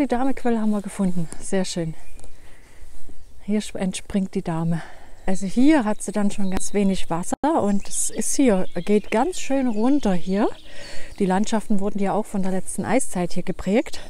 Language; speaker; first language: German; native; German